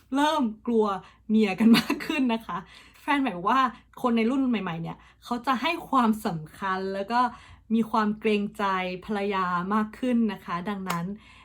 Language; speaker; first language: Thai; early bilingual, heritage; Thai